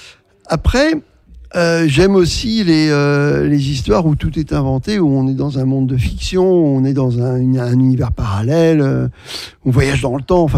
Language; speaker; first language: French; native; French